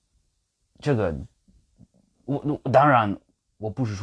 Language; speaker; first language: Chinese; non-native, fluent; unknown